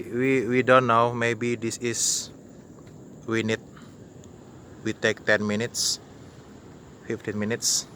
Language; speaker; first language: English; non-native, learner; Indonesian